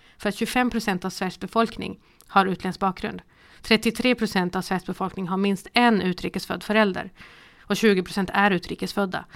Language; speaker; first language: Swedish; early bilingual, other home language; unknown